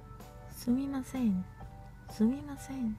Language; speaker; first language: Japanese; non-native, fluent; Cantonese